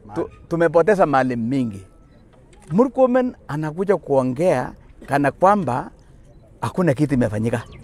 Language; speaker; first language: Swahili; non-native, local second language; Kalenjin